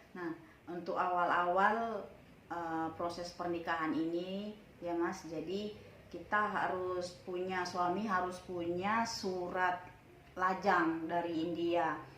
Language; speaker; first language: Indonesian; native; Indonesian